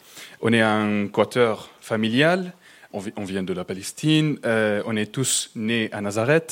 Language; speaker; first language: French; non-native, fluent; Arabic